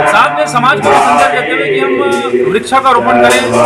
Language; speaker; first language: Hindi; native; Hindi